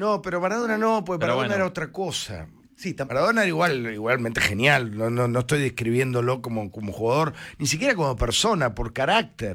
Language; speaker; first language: Spanish; native; Spanish